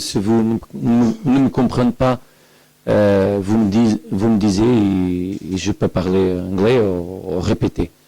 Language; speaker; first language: French; non-native, learner; Portuguese